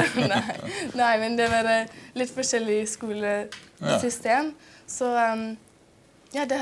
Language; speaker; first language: Norwegian; non-native, fluent; English